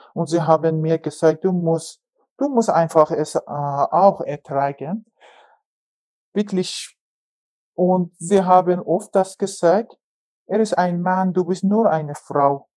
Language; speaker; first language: German; non-native, learner; Persian